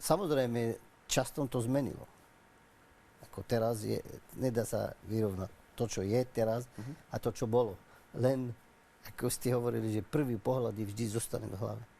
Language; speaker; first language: Slovak; non-native, learner; Arabic